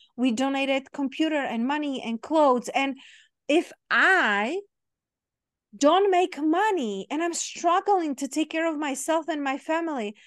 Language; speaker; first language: English; non-native, fluent; Czech